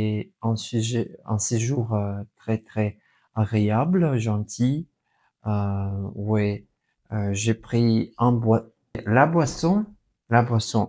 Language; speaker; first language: French; non-native, fluent; Russian